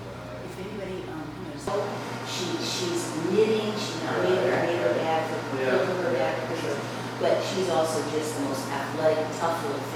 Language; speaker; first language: English; native; English